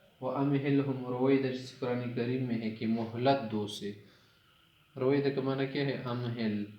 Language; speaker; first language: Urdu; non-native, local second language; Pashto